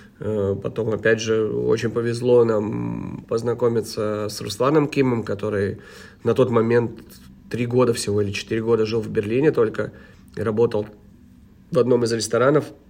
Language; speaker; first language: Russian; early bilingual, heritage; Russian